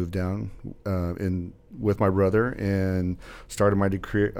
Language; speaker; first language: English; native; English